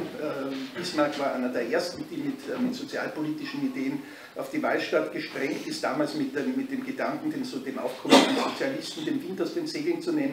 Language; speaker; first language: German; native; German